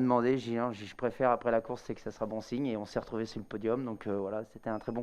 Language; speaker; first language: French; native; French